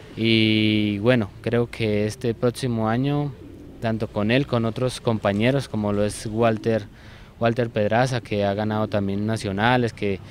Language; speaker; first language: Spanish; native; Spanish